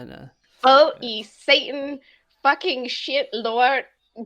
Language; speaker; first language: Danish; non-native, fluent; English